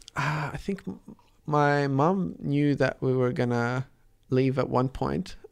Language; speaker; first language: English; early bilingual, other home language; Arabic